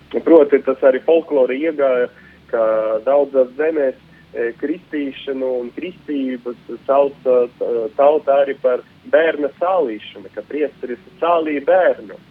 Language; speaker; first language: Latvian; non-native, local second language; Russian